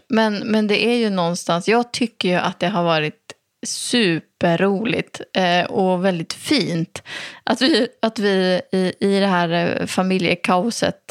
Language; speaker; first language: Swedish; native; Swedish